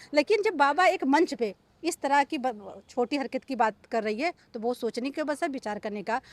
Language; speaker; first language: Hindi; native; Hindi